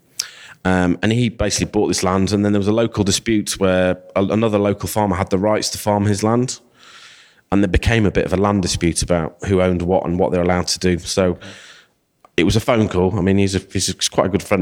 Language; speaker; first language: English; native; English